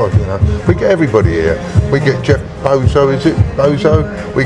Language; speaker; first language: English; native; English